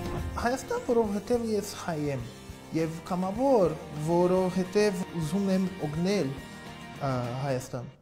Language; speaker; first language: Armenian; non-native, learner; Portuguese